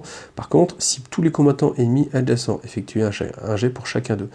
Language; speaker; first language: French; native; French